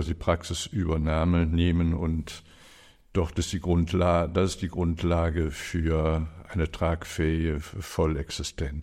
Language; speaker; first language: German; native; German